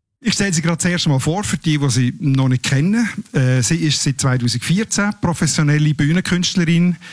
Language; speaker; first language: German; native; German